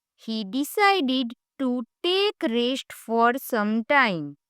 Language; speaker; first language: English; non-native, local second language; Gujarati